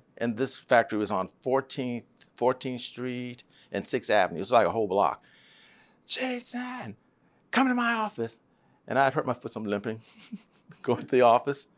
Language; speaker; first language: English; native; English